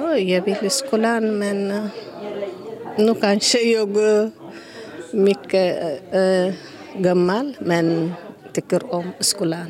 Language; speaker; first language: Swedish; non-native, learner; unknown